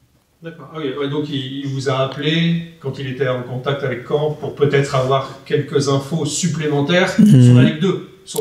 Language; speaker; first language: French; native; French